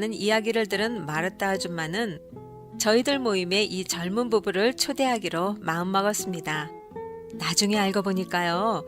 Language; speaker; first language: Korean; native; Korean